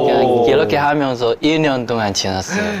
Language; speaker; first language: Korean; non-native, learner; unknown